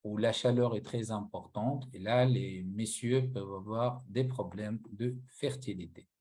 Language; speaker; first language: French; non-native, local second language; Arabic